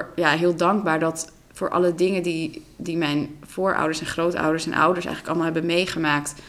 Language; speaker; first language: Dutch; non-native, local second language; Russian